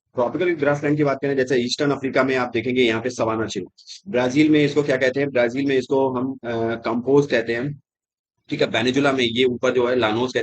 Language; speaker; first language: Hindi; native; Hindi